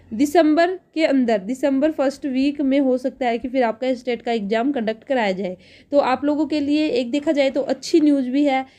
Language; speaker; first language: Hindi; native; Hindi